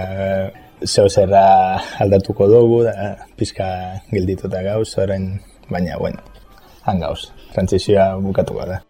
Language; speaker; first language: Basque; non-native, fluent; Italian